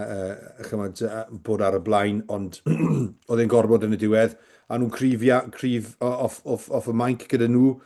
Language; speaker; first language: Welsh; native; Welsh